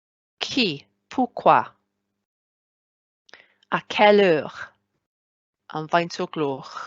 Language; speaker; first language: French; non-native, fluent; Welsh